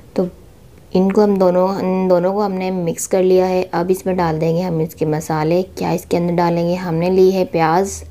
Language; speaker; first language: Urdu; native; Urdu